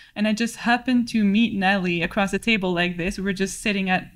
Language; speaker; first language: English; native; English